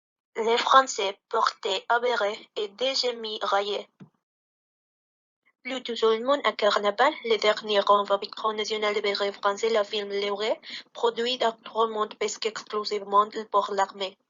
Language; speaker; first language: French; non-native, learner; Spanish